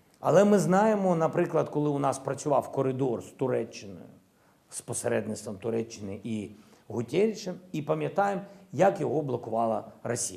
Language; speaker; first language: Ukrainian; non-native, local second language; Russian